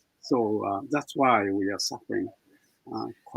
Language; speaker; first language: English; non-native, fluent; Japanese